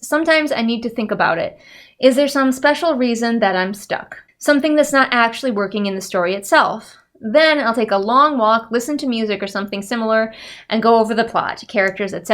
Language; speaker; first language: English; native; English